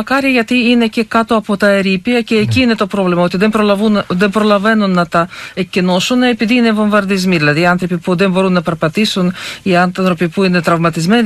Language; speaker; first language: Greek; non-native, fluent; Ukrainian